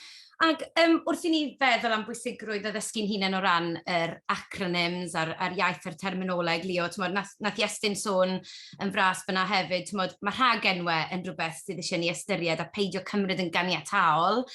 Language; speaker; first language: Welsh; native; Welsh